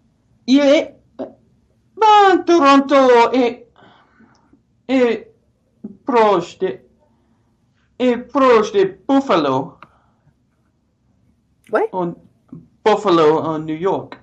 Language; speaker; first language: French; non-native, learner; English